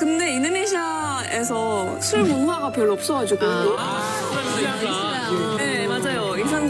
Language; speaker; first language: Korean; non-native, fluent; Indonesian